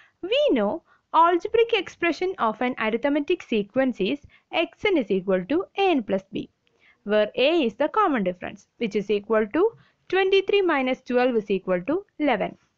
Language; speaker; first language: English; non-native, local second language; Malayalam